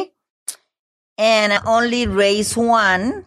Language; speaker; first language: English; non-native, fluent; Spanish